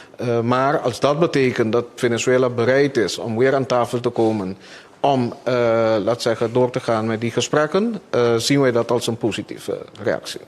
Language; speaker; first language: Dutch; non-native, local second language; Papiamento